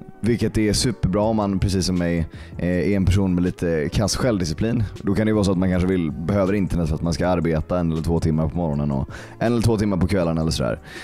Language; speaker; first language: Swedish; native; Swedish